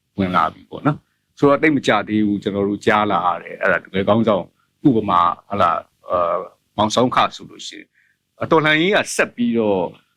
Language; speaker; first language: Burmese; native; Burmese